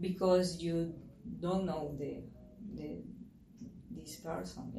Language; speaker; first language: English; non-native, learner; Spanish